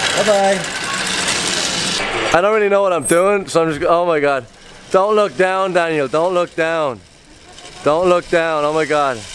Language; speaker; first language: English; native; English